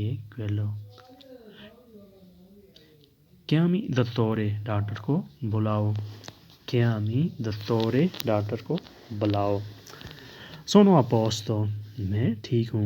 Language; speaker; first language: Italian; non-native, learner; Urdu